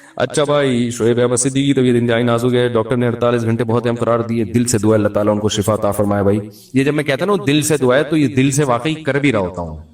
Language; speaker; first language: Urdu; native; Urdu